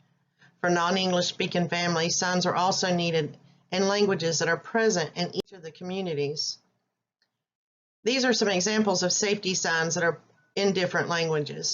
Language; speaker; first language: English; native; English